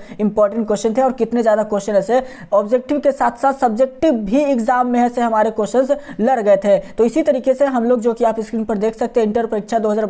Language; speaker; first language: Hindi; native; Hindi